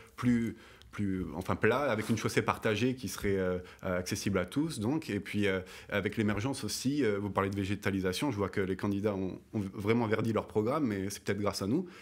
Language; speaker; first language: French; native; French